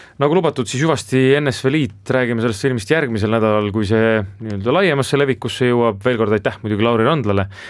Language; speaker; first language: Estonian; native; Estonian